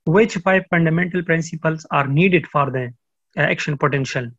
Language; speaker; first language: English; non-native, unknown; Pashto